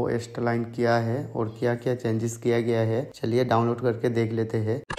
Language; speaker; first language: Hindi; non-native, local second language; Bangla